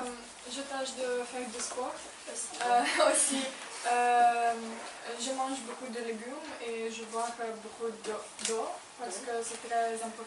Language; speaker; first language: French; non-native, learner; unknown